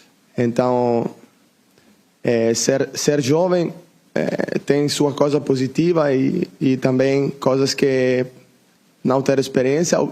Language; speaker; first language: Portuguese; non-native, learner; Italian